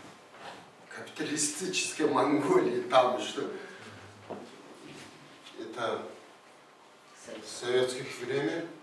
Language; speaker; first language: Russian; non-native, learner; Mongolian